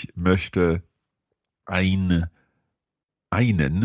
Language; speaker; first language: German; non-native, learner; English